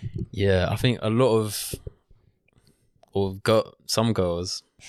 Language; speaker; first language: English; early bilingual, other home language; Spanish